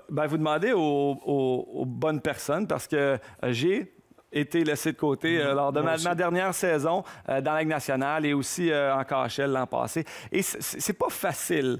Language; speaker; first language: French; native; French